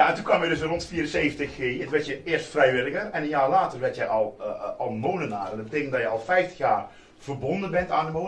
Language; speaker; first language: Dutch; native; Dutch